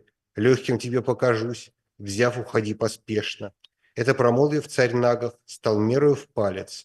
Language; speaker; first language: Russian; native; Russian